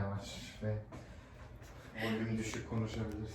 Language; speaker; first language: Turkish; native; Turkish